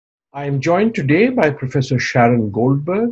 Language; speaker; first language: English; native; English